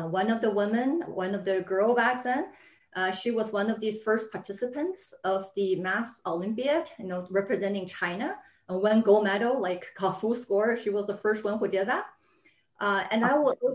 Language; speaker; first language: English; non-native, fluent; Chinese